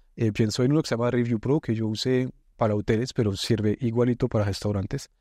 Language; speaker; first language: Spanish; non-native, fluent; French